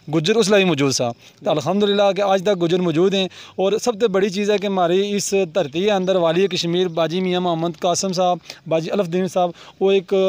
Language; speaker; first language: Punjabi; non-native, local second language; Gujari